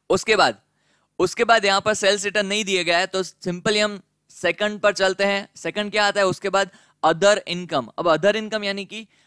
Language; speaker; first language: Hindi; non-native, local second language; Gujarati